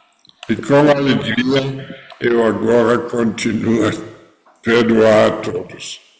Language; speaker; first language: Portuguese; non-native, fluent; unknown